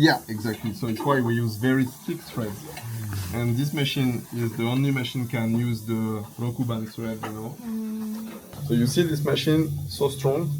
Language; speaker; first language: English; non-native, fluent; French